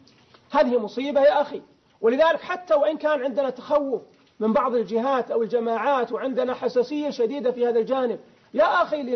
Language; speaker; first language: Arabic; native; Arabic